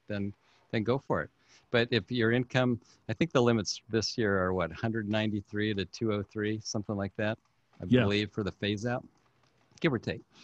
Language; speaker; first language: English; native; English